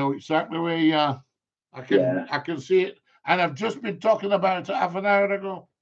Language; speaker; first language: English; native; English